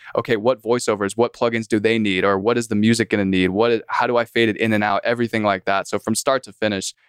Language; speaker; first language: English; native; English